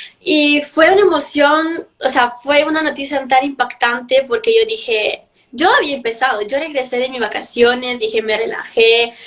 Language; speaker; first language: Spanish; early bilingual, heritage; Italian